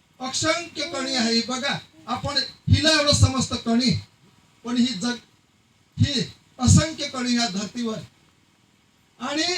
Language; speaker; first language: Marathi; non-native, local second language; Bhili